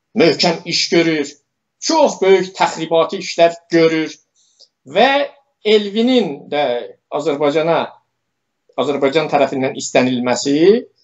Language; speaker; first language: Azerbaijani; non-native, local second language; Talysh